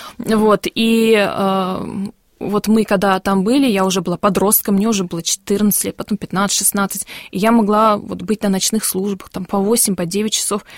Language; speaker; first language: Russian; early bilingual, heritage; Russian